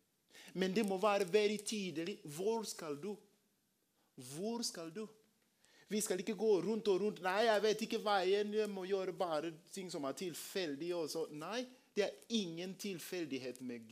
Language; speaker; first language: Norwegian; non-native, fluent; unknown